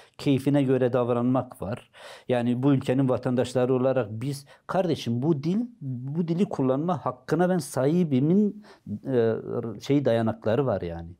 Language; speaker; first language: Turkish; non-native, local second language; Zaza